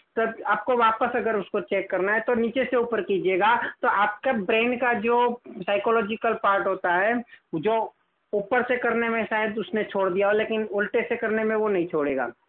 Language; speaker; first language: Hindi; non-native, local second language; Gujarati